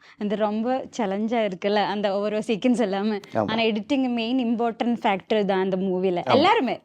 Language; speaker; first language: Tamil; non-native, local second language; Malayalam